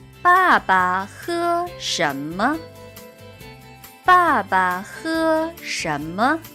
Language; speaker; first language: Chinese; non-native, learner; Thai